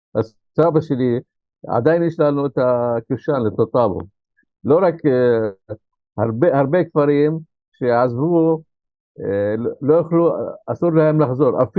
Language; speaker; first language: Hebrew; non-native, local second language; Arabic